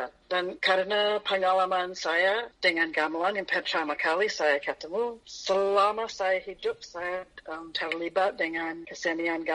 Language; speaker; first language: Indonesian; non-native, fluent; English